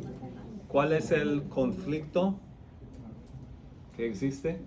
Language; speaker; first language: Spanish; non-native, fluent; English